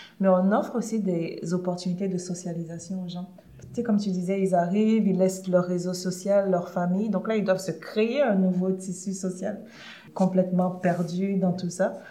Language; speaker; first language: French; early bilingual, other home language; Haitian Creole